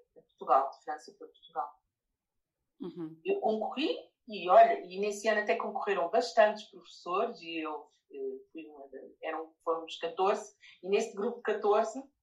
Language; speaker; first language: Portuguese; native; Portuguese